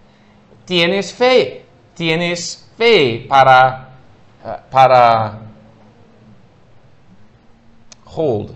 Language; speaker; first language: Spanish; non-native, fluent; English